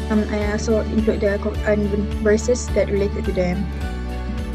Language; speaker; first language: English; non-native, local second language; Malay